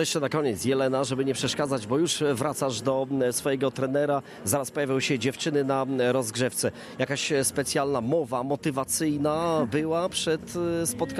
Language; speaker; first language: Polish; native; Polish